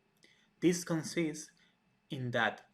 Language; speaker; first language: English; non-native, fluent; Spanish